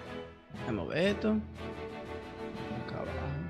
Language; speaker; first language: Spanish; native; Spanish